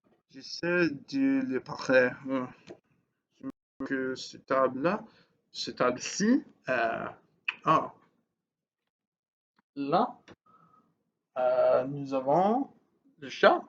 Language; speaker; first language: French; non-native, learner; English